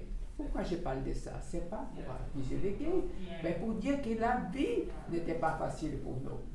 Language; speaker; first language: French; non-native, fluent; Portuguese